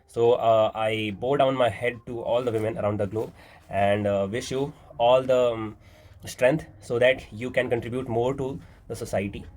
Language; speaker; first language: English; non-native, local second language; Hindi